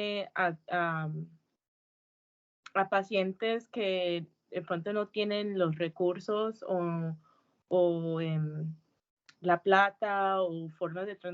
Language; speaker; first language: Spanish; early bilingual, heritage; Spanish